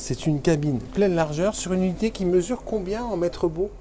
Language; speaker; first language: French; native; French